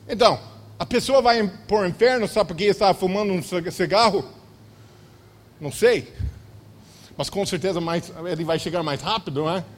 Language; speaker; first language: Portuguese; non-native, fluent; English